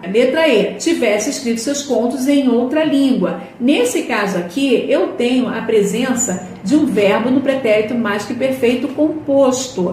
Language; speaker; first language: Portuguese; native; Portuguese